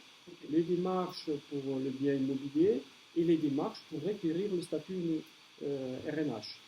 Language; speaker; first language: French; native; French